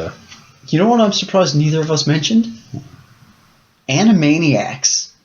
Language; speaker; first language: English; native; English